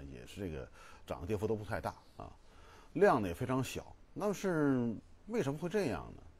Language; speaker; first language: Chinese; native; Chinese